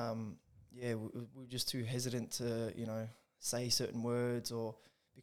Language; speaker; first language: English; native; English